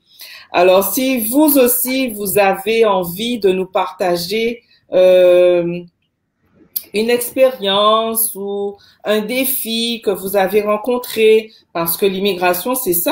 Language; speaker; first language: French; native; French